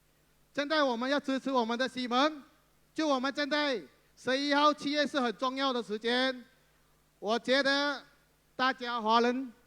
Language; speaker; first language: Chinese; non-native, local second language; Tamil